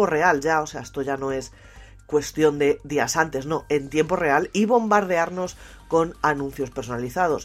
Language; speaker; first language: Spanish; native; Spanish